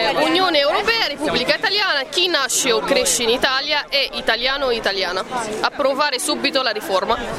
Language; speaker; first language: Italian; non-native, fluent; Arabic